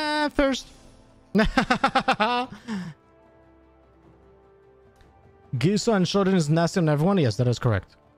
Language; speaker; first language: English; non-native, fluent; Polish